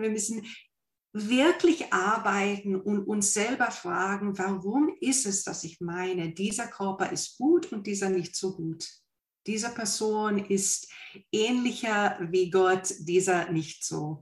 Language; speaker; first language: German; non-native, fluent; English